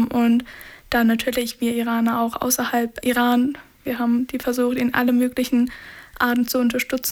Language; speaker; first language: German; non-native, fluent; Persian